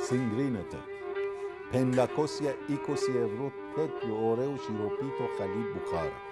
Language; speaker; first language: Greek; non-native, fluent; Persian